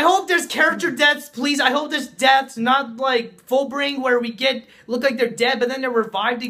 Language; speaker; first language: English; native; English